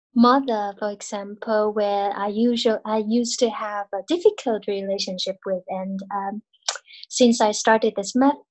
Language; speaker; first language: English; non-native, fluent; Chinese